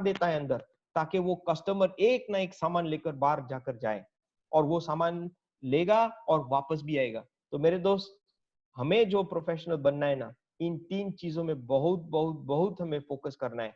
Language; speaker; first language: Hindi; native; Hindi